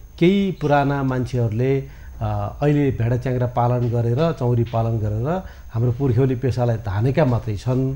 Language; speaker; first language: Nepali; native; Nepali